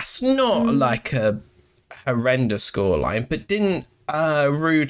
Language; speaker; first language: English; native; English